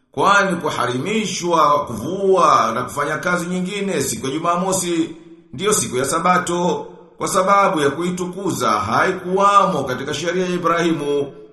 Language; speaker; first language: Swahili; native; Swahili